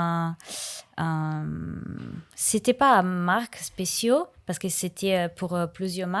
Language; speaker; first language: French; non-native, learner; Italian